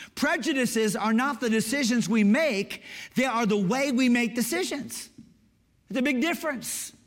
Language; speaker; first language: English; native; English